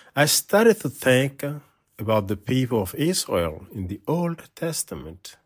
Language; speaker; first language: English; non-native, fluent; Haitian Creole